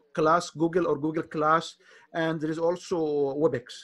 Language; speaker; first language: English; non-native, fluent; Arabic